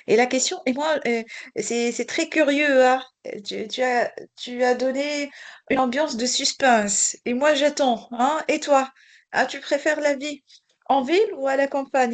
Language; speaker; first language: French; non-native, local second language; Arabic